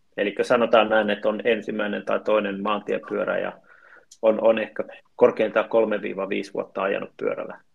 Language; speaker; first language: Finnish; native; Finnish